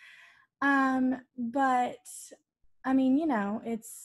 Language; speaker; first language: English; native; English